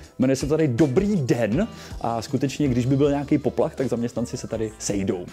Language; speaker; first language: Czech; native; Czech